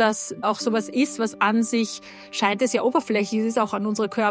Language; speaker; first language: German; native; German